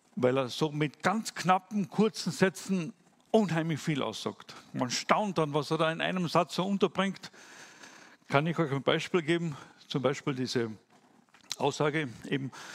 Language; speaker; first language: German; native; German